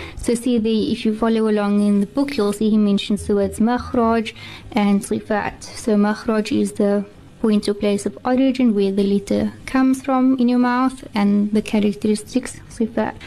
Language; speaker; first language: English; native; English